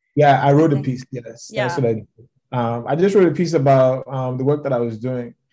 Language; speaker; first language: English; non-native, local second language; Yoruba